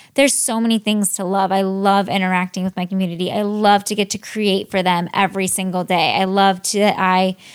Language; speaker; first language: English; native; English